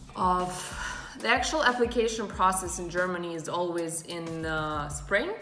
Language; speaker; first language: English; non-native, fluent; Russian